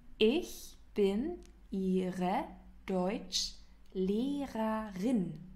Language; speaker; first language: German; non-native, fluent; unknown